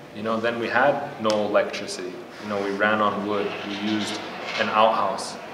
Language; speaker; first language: English; native; English